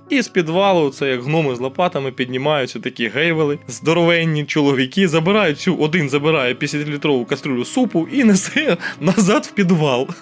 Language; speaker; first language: Ukrainian; non-native, local second language; Russian